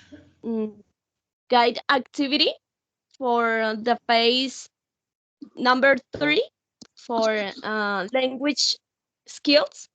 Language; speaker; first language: English; non-native, learner; Spanish